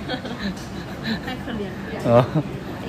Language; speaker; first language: Chinese; non-native, learner; Lao